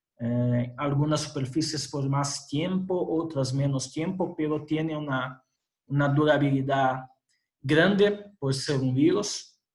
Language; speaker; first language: Spanish; non-native, fluent; Portuguese